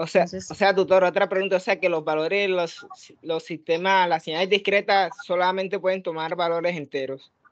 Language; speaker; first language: Spanish; native; Spanish